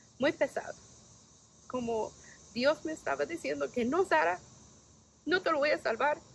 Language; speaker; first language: Spanish; non-native, learner; English